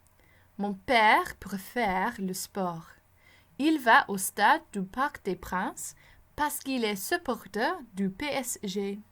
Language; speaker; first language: French; non-native, fluent; English